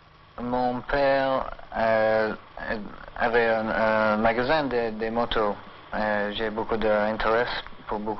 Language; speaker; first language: French; non-native, learner; English